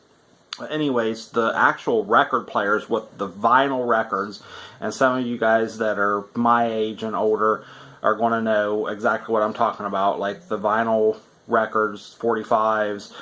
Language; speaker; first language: English; native; English